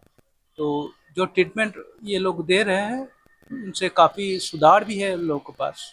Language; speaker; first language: Hindi; non-native, local second language; Bangla